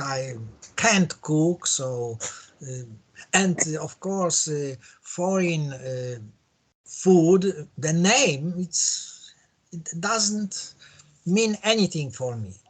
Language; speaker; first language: English; non-native, learner; Polish